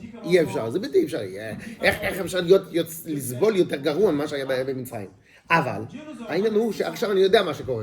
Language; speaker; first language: Hebrew; non-native, fluent; French